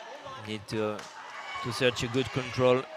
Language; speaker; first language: English; non-native, learner; French